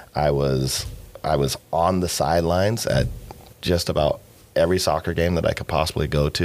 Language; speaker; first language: English; native; English